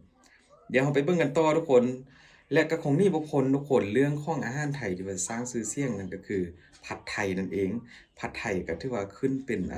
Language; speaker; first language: Thai; non-native, local second language; Northeastern Thai